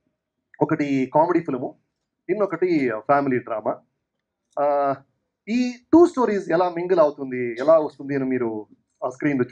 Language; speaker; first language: Telugu; non-native, local second language; Kannada